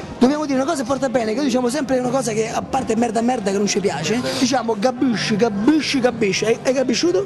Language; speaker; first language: Italian; native; Italian